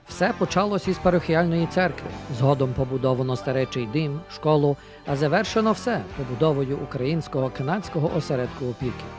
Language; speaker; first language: Ukrainian; early bilingual, heritage; Ukrainian